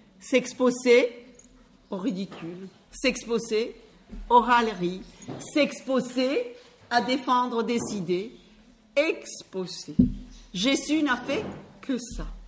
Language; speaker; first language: French; non-native, fluent; Spanish